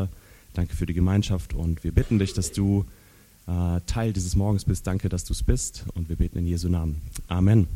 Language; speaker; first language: German; native; German